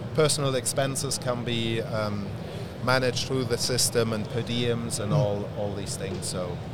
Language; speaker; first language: English; non-native, fluent; German